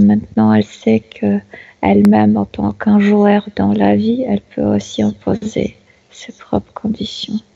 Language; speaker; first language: French; non-native, fluent; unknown